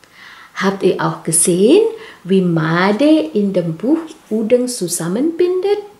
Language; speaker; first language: German; non-native, fluent; Indonesian